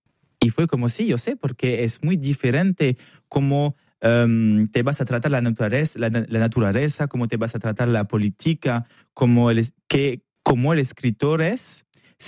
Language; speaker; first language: Spanish; non-native, learner; French